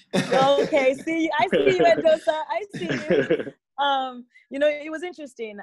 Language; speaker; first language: English; non-native, local second language; Igbo